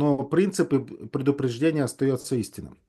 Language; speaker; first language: Russian; native; Russian